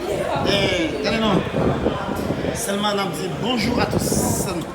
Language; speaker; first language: French; non-native, learner; Haitian Creole